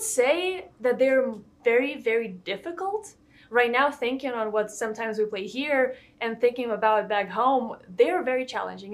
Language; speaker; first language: English; non-native, fluent; Lithuanian